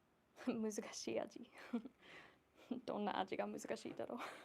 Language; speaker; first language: Japanese; non-native, fluent; English